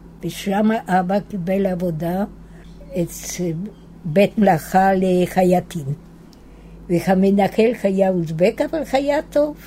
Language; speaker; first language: Hebrew; non-native, fluent; Yiddish